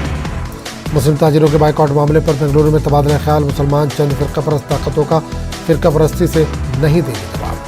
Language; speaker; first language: Hindi; native; Hindi